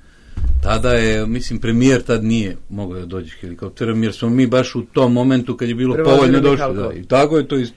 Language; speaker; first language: Serbian; native; Serbian